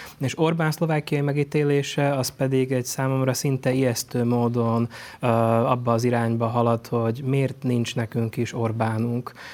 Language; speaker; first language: Hungarian; native; Hungarian